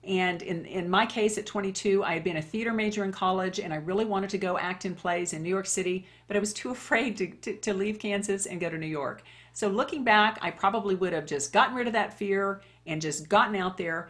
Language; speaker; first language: English; native; English